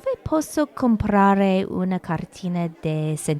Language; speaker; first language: Italian; non-native, learner; English